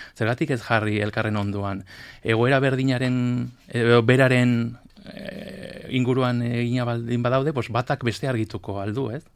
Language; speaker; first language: Basque; non-native, local second language; Spanish